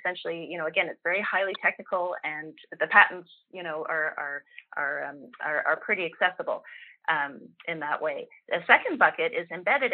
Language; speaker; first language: English; native; English